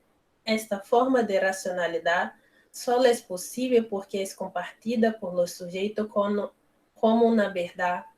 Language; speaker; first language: Spanish; non-native, learner; Portuguese